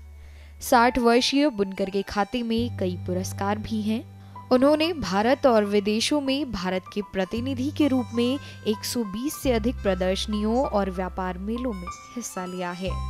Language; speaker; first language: Hindi; native; Hindi